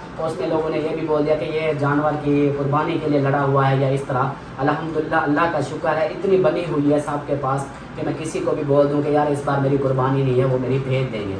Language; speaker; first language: Urdu; non-native, local second language; Saraiki